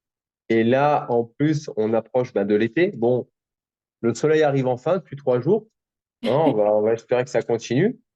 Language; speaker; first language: French; native; French